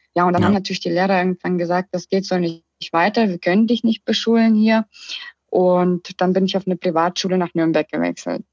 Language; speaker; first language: German; early bilingual, other home language; Russian